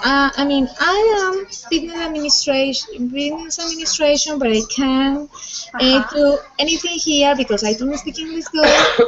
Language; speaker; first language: English; non-native, learner; Spanish